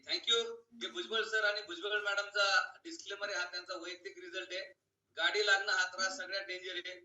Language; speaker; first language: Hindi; non-native, local second language; Marathi